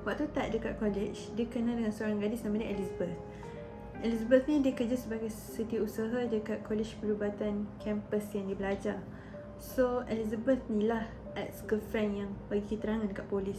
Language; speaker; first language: Malay; native; Malay